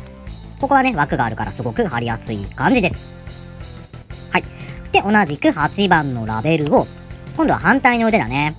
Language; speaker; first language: Japanese; native; Japanese